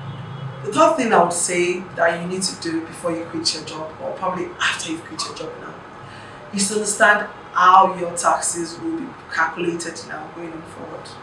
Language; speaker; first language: English; non-native, local second language; Yoruba